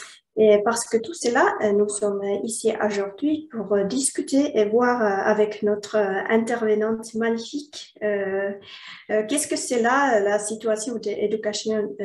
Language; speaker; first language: French; non-native, learner; Finnish